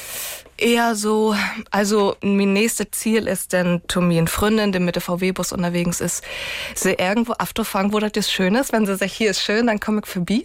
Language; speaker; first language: German; native; German